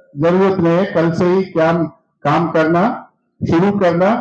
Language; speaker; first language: Hindi; non-native, local second language; Telugu